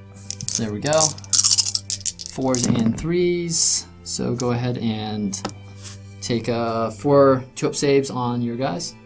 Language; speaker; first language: English; native; English